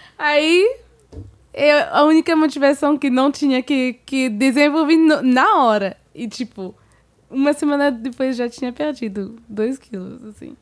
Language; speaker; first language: Portuguese; non-native, fluent; French